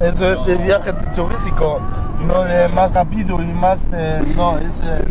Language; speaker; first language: Spanish; non-native, learner; German